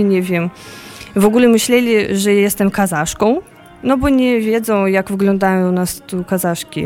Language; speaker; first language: Polish; non-native, fluent; Russian